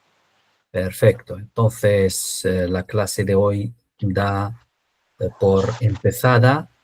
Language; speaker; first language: Spanish; non-native, fluent; Arabic